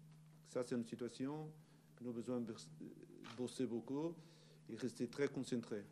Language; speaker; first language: French; non-native, learner; Portuguese